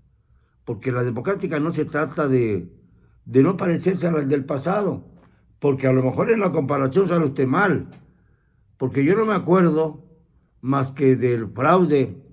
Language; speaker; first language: Spanish; native; Spanish